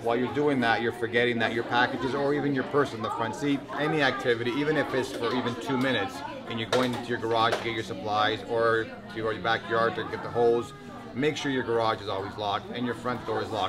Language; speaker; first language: English; native; English